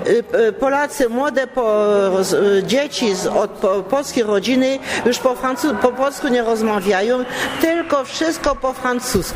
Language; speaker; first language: Polish; early bilingual, heritage; Polish